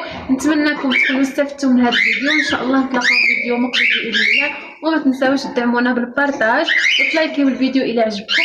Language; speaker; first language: Arabic; native; Arabic